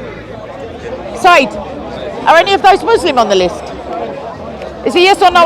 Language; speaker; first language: English; native; English